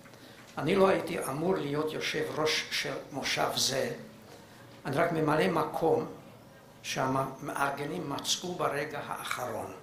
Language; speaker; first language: Hebrew; non-native, fluent; Hungarian